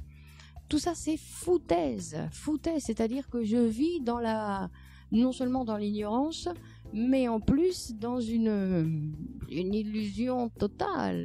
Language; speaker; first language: French; native; French